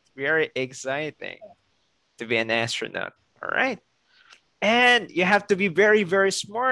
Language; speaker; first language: English; non-native, fluent; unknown